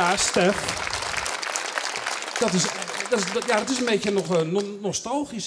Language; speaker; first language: Dutch; native; Dutch